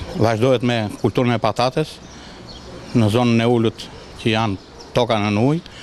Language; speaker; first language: Albanian; native; Albanian